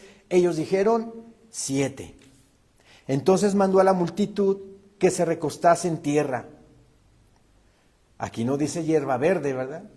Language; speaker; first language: Spanish; native; Spanish